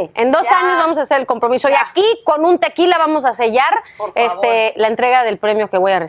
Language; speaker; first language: Spanish; native; Spanish